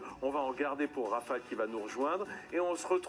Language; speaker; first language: French; native; French